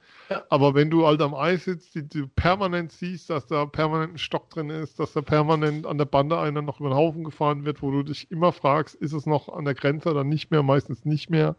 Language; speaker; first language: German; native; German